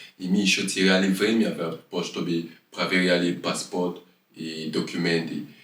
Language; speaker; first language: Russian; non-native, fluent; French